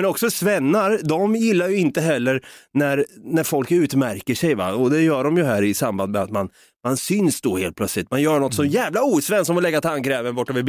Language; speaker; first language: Swedish; native; Swedish